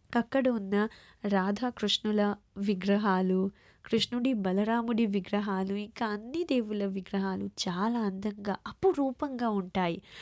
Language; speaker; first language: Telugu; early bilingual, heritage; Telugu